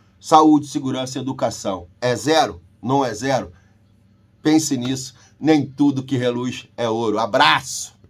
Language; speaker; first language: Portuguese; native; Portuguese